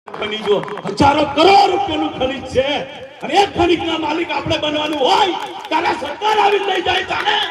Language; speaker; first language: Gujarati; non-native, local second language; Bhili